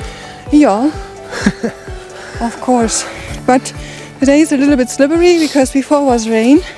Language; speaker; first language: English; non-native, learner; German